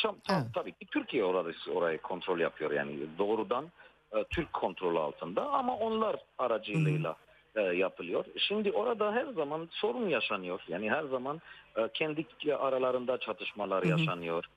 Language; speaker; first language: Turkish; non-native, fluent; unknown